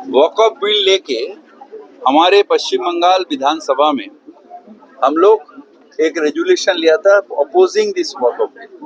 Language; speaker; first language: Hindi; non-native, local second language; Bangla